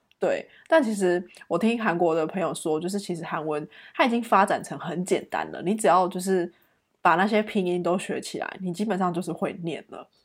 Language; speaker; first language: Chinese; native; Chinese